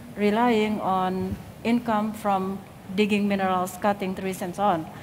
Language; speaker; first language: English; non-native, fluent; Indonesian